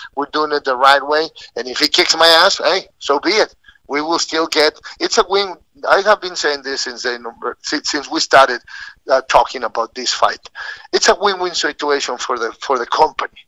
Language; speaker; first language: English; non-native, fluent; Spanish